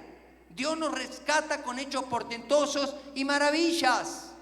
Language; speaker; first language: Spanish; native; Spanish